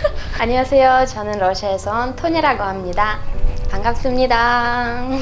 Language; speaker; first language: Korean; non-native, fluent; Russian